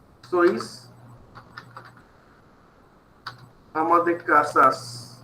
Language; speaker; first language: Spanish; non-native, fluent; Bangla